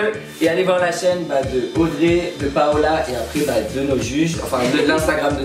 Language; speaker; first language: French; native; French